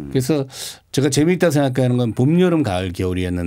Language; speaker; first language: Korean; native; Korean